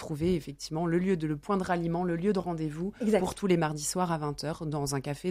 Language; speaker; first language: French; native; French